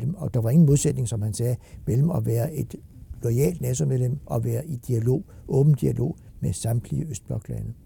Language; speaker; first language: Danish; native; Danish